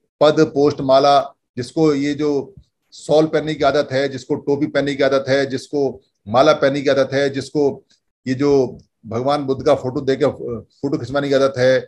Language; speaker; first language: Hindi; native; Hindi